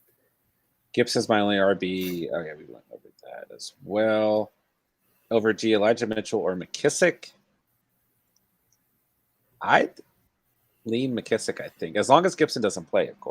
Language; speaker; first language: English; native; English